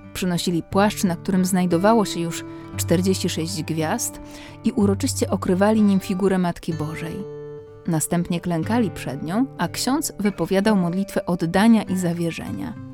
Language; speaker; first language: Polish; native; Polish